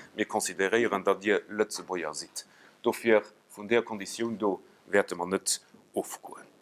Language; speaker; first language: Luxembourgish; native; Luxembourgish